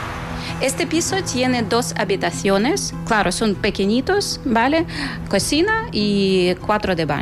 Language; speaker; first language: Spanish; non-native, fluent; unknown